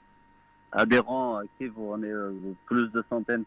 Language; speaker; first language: French; non-native, fluent; Persian